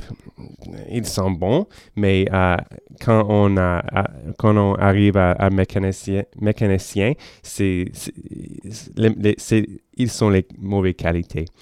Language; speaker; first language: French; non-native, local second language; English